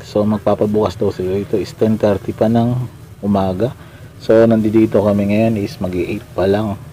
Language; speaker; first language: Filipino; non-native, local second language; Bikol